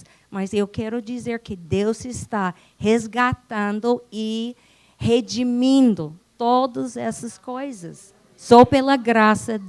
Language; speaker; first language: Portuguese; non-native, fluent; English